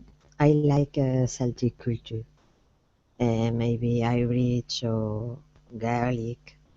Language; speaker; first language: English; non-native, learner; Spanish